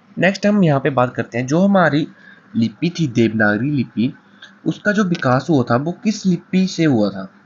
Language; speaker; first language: Hindi; native; Hindi